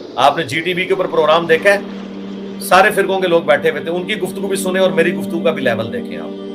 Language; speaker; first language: Urdu; non-native, local second language; Punjabi